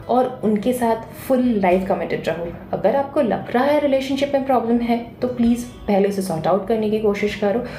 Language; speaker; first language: Hindi; non-native, local second language; Bangla